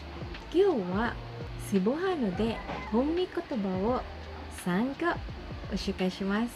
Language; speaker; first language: Japanese; non-native, fluent; Cebuano